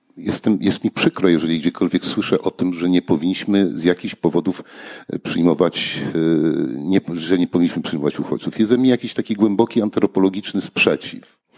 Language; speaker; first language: Polish; native; Polish